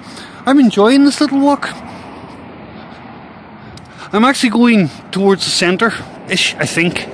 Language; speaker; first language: English; native; English